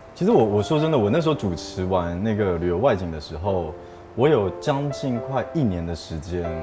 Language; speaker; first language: Chinese; native; Chinese